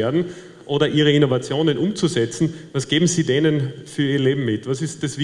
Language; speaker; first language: German; native; German